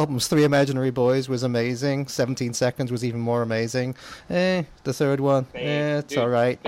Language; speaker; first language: English; native; English